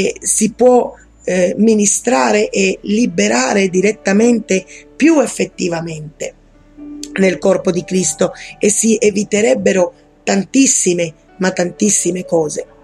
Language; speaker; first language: Italian; non-native, fluent; Spanish